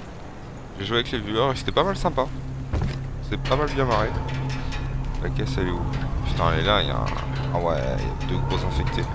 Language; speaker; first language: French; native; French